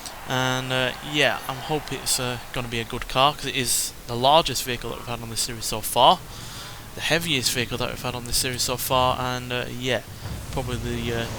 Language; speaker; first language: English; native; English